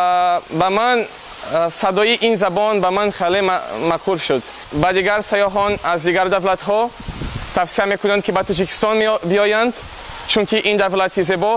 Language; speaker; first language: Persian; non-native, learner; Portuguese